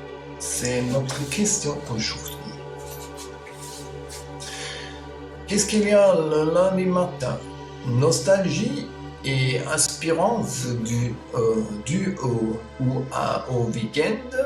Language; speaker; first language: French; non-native, learner; German